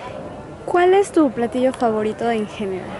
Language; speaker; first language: Spanish; non-native, fluent; French